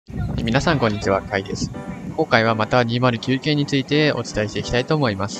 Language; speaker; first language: Japanese; native; Japanese